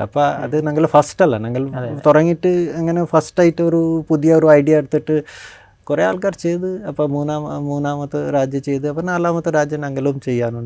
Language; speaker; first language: Malayalam; non-native, fluent; Bangla